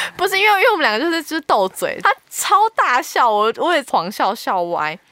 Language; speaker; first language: Chinese; native; Chinese